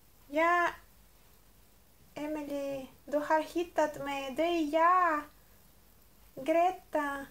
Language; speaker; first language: Swedish; non-native, learner; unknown